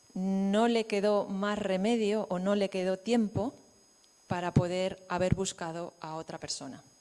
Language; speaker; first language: Spanish; native; Spanish